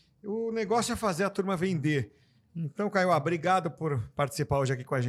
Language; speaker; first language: Portuguese; native; Portuguese